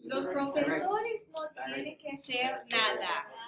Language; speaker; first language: Spanish; non-native, fluent; English